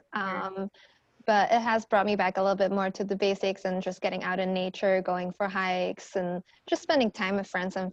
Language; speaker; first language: English; non-native, fluent; Dutch